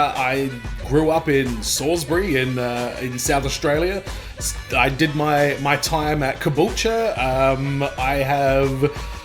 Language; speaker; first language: English; native; English